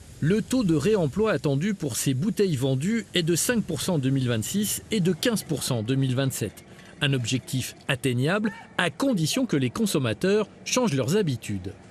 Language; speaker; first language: French; native; French